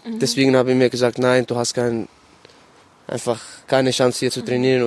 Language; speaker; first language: German; non-native, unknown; Arabic